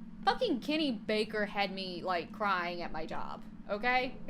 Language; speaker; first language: English; native; English